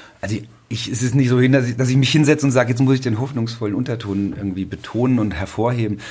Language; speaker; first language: German; native; German